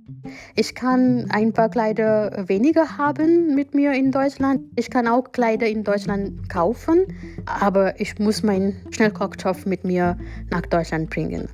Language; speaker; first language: German; non-native, fluent; Gujarati